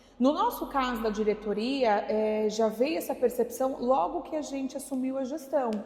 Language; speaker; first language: Portuguese; native; Portuguese